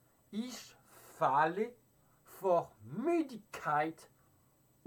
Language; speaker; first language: German; non-native, fluent; French